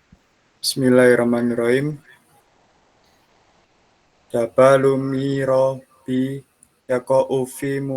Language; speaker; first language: Arabic; non-native, learner; Indonesian